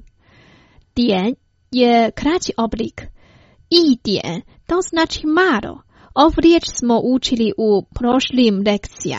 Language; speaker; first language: Croatian; non-native, fluent; Chinese